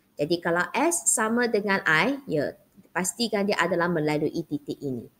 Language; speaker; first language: Malay; non-native, local second language; Chinese